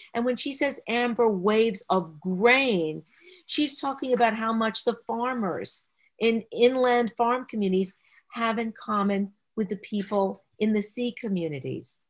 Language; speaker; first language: English; native; English